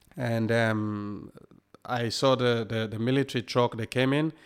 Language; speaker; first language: English; non-native, local second language; Krio